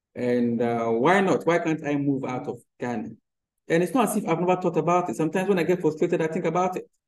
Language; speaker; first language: English; non-native, local second language; Akan